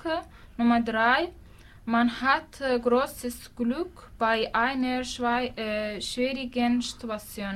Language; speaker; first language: German; non-native, learner; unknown